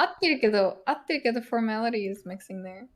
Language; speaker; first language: Japanese; native; Japanese